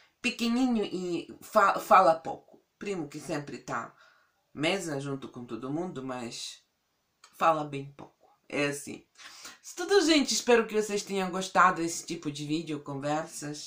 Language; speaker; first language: Portuguese; non-native, fluent; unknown